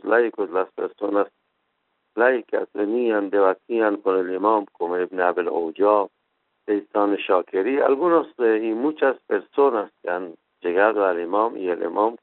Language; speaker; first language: Spanish; non-native, fluent; Persian